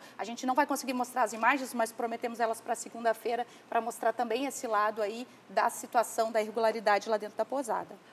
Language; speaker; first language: Portuguese; native; Portuguese